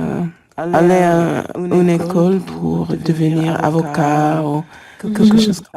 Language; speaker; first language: French; non-native, learner; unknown